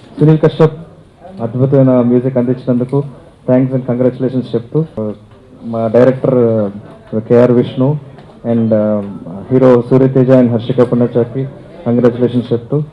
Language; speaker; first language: Telugu; native; Telugu